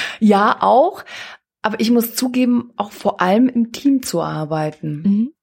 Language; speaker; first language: German; early bilingual, other home language; Swiss German